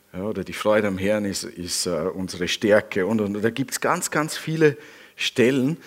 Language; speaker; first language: German; native; German